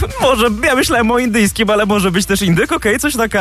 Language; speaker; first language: Polish; native; Polish